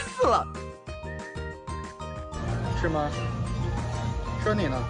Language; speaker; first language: Chinese; non-native, fluent; Thai